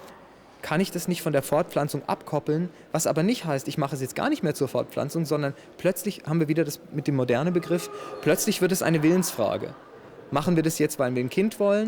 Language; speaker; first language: German; native; German